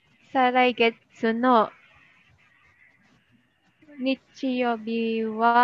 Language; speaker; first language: Japanese; non-native, learner; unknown